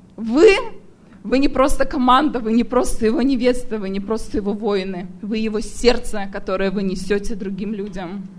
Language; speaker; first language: Russian; native; Russian